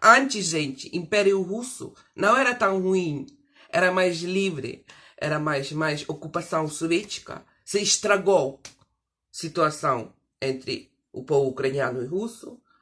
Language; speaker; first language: Portuguese; non-native, fluent; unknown